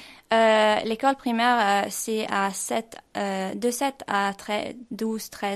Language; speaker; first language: French; non-native, fluent; Swedish